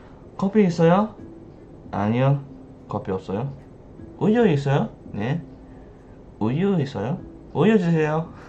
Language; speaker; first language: Korean; non-native, learner; English